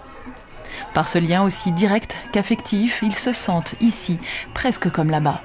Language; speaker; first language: French; native; French